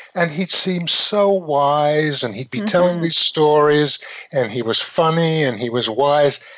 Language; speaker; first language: English; native; English